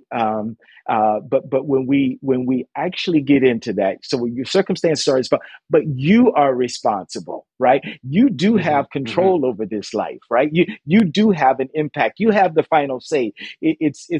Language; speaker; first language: English; native; English